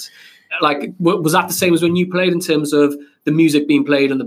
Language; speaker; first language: English; native; English